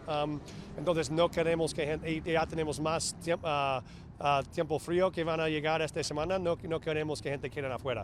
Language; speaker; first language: Spanish; non-native, fluent; English